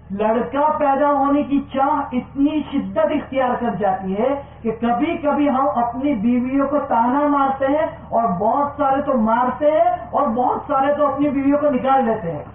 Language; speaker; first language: Urdu; non-native, local second language; Gujarati